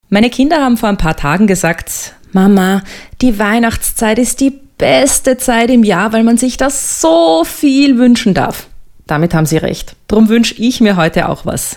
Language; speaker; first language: German; native; German